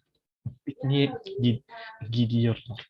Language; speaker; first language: Turkish; non-native, fluent; Indonesian